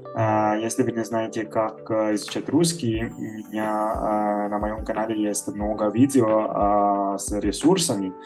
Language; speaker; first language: Russian; non-native, fluent; Italian